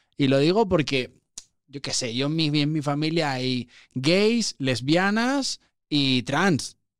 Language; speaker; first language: Spanish; native; Spanish